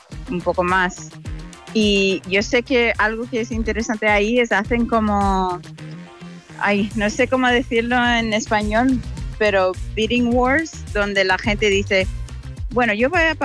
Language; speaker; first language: Spanish; non-native, fluent; English